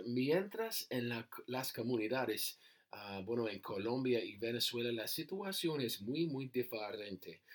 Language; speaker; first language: Spanish; non-native, learner; English